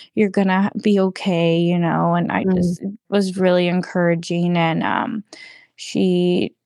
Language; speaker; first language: English; native; English